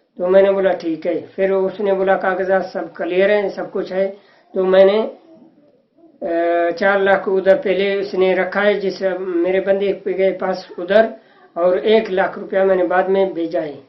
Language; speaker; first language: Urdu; non-native, local second language; Sindhi